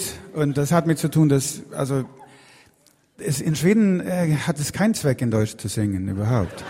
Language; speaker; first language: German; non-native, learner; Swedish